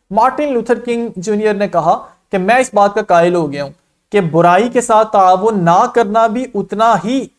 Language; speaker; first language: Urdu; non-native, local second language; Punjabi